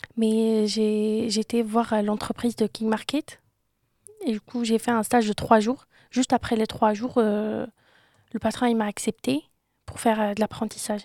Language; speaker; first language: French; non-native, local second language; Arabic